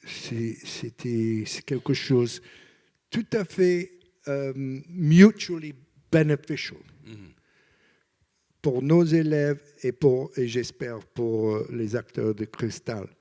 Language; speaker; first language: French; non-native, learner; English